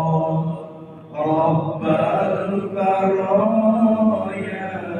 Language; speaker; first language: Indonesian; native; Indonesian